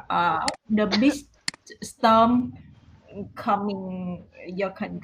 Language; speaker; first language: English; non-native, learner; Vietnamese